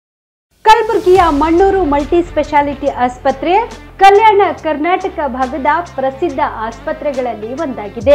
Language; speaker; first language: Kannada; native; Kannada